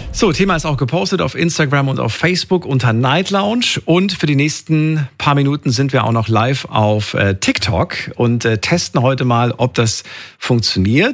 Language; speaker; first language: German; native; German